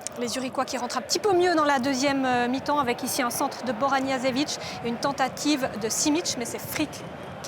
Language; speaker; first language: French; native; French